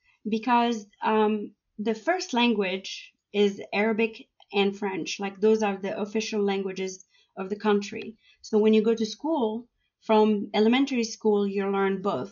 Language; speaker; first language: English; non-native, fluent; Arabic